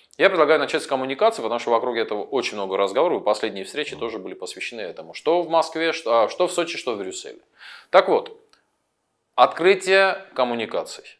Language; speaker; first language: Russian; non-native, local second language; Armenian